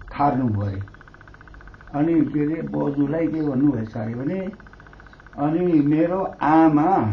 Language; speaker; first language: Nepali; non-native, local second language; Limbu